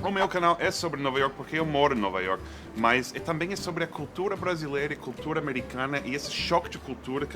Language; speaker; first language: Portuguese; non-native, fluent; English